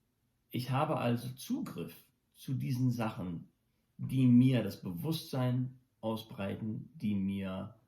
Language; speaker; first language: German; non-native, local second language; English